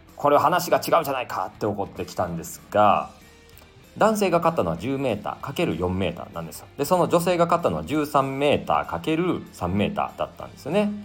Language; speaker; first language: Japanese; native; Japanese